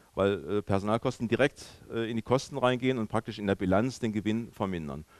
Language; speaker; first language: German; native; German